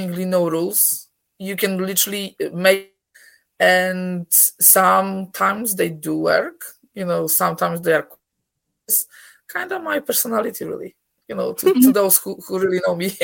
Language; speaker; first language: English; non-native, fluent; Polish